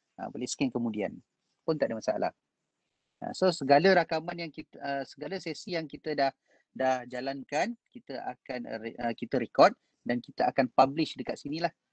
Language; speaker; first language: Malay; native; Malay